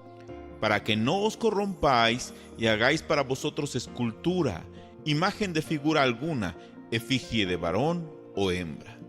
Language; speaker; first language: Spanish; native; Spanish